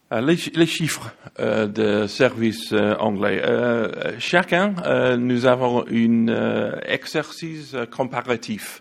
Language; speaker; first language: French; non-native, learner; English